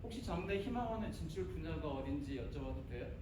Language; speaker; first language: Korean; native; Korean